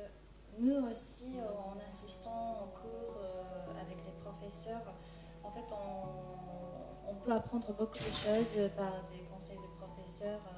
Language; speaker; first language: French; non-native, fluent; Japanese